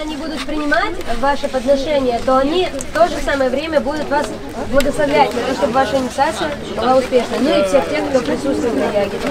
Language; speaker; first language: Russian; native; Russian